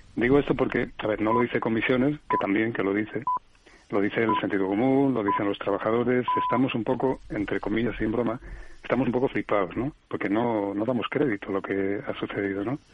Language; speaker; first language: Spanish; native; Spanish